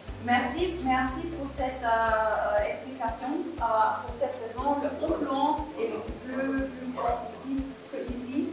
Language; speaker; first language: French; non-native, fluent; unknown